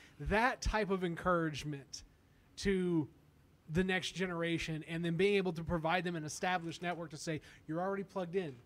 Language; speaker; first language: English; native; English